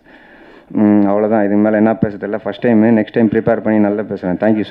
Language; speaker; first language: Tamil; native; Tamil